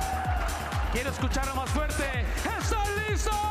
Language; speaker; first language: Spanish; native; Spanish